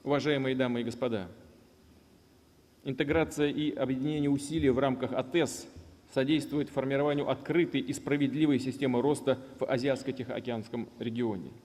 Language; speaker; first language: Russian; native; Russian